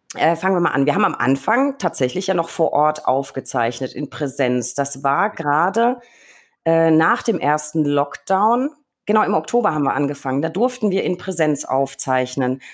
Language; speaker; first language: German; native; German